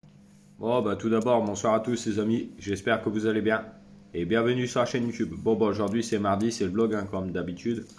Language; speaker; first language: French; native; French